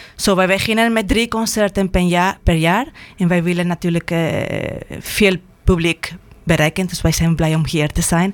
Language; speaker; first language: Dutch; non-native, fluent; Spanish